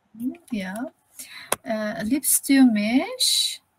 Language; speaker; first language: German; non-native, learner; Persian